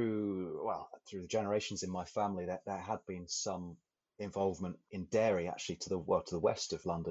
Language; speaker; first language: English; native; English